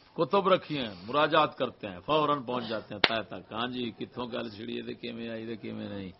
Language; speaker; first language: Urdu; non-native, local second language; Punjabi